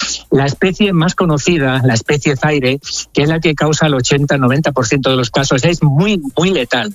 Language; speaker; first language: Spanish; native; Spanish